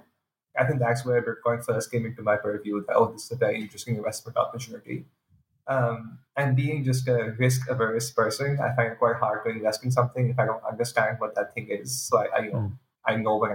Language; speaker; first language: English; non-native, local second language; Urdu